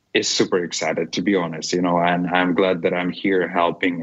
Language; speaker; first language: English; non-native, fluent; Ukrainian